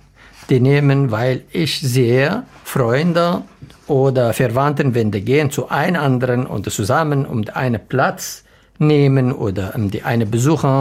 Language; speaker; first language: German; non-native, learner; Arabic